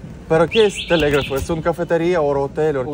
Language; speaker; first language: Spanish; non-native, learner; Russian